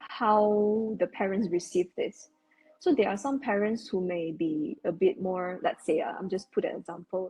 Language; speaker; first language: English; non-native, local second language; Chinese